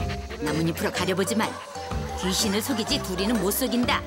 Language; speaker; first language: Korean; native; Korean